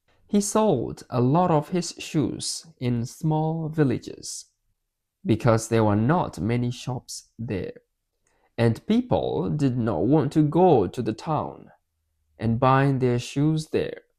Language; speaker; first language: English; non-native, fluent; Burmese